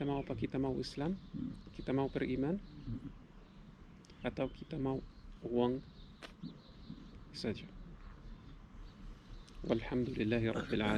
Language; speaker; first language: Indonesian; non-native, learner; Arabic